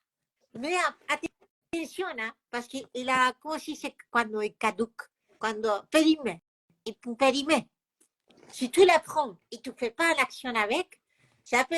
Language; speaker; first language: French; non-native, fluent; Spanish